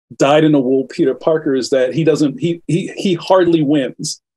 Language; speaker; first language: English; native; English